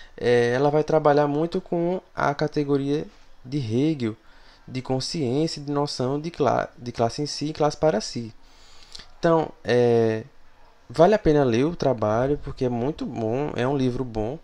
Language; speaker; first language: Portuguese; native; Portuguese